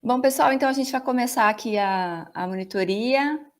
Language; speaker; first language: Portuguese; native; Portuguese